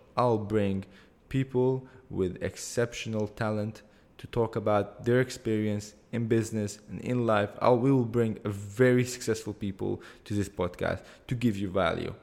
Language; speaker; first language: English; non-native, fluent; Kurdish